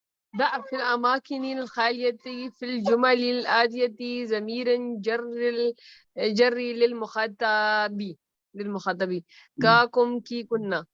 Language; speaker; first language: Arabic; non-native, learner; Urdu